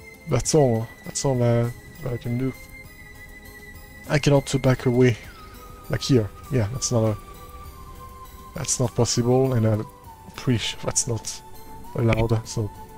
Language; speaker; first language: English; non-native, fluent; French